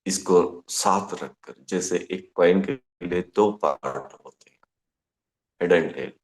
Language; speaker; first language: Hindi; non-native, local second language; Kannada